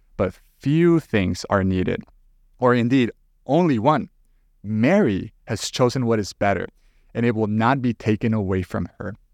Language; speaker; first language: English; non-native, fluent; Spanish